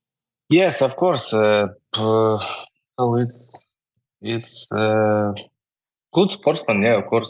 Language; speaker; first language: English; non-native, learner; Ukrainian